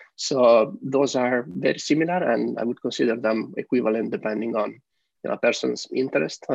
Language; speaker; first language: English; non-native, fluent; Italian